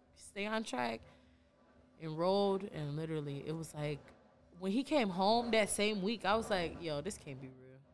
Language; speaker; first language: English; native; English